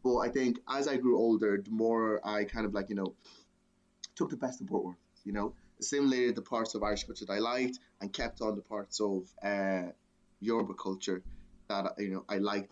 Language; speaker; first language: English; native; English